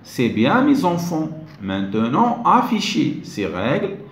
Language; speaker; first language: French; non-native, local second language; Arabic